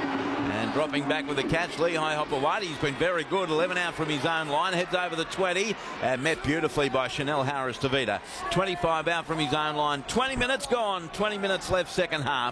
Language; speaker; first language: English; native; English